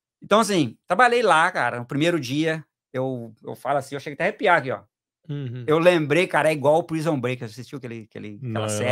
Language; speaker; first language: Portuguese; native; Portuguese